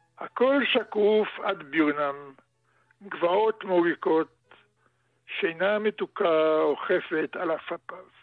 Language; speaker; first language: Hebrew; early bilingual, other home language; Russian